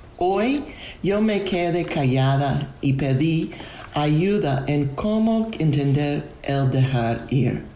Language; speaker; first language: Spanish; non-native, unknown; English